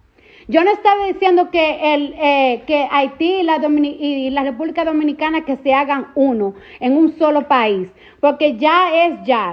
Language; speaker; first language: Spanish; early bilingual, heritage; Spanish